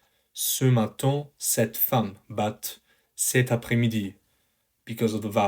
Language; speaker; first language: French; non-native, learner; English